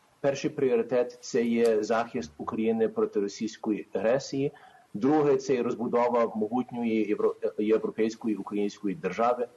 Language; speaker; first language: Ukrainian; early bilingual, heritage; Ukrainian